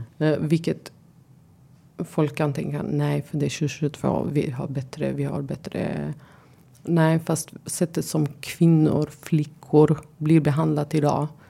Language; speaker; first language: Swedish; early bilingual, other home language; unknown